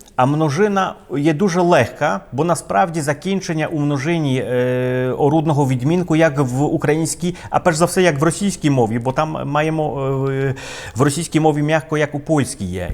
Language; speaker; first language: Ukrainian; non-native, fluent; Polish